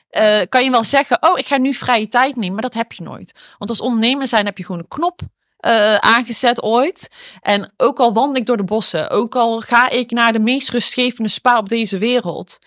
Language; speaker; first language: Dutch; native; Dutch